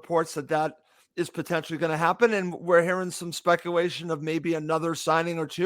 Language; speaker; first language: English; native; English